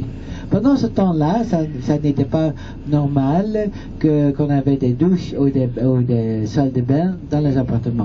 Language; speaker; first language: French; non-native, fluent; Dutch